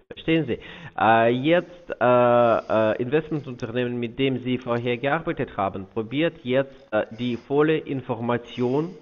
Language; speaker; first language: German; non-native, fluent; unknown